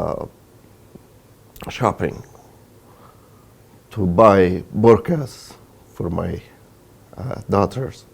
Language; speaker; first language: English; non-native, learner; Persian